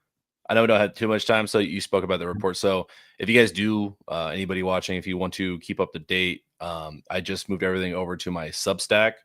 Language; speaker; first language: English; native; English